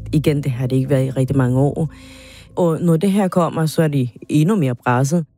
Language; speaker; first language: Danish; non-native, fluent; Spanish